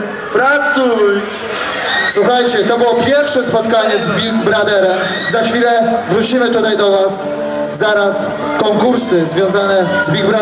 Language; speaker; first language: Polish; native; Polish